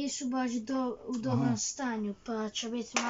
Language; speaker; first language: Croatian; early bilingual, heritage; Croatian